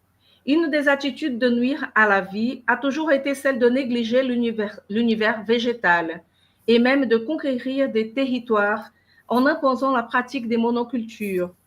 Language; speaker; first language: French; non-native, fluent; Portuguese